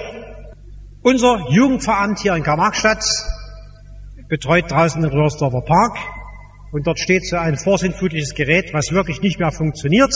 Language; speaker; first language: German; native; German